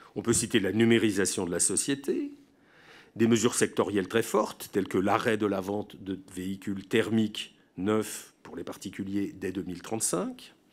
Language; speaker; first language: French; native; French